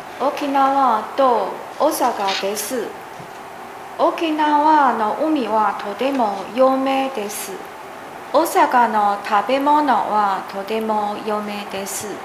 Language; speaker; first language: Japanese; non-native, learner; Chinese